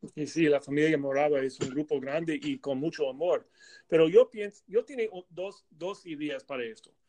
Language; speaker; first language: Spanish; non-native, learner; English